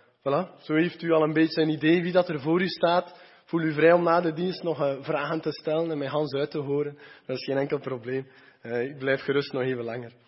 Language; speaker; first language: Dutch; native; Dutch